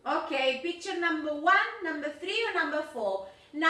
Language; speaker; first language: English; non-native, fluent; Spanish